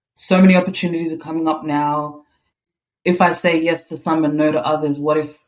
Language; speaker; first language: English; native; English